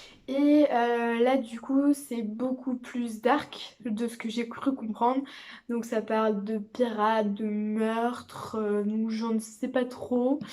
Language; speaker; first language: French; native; French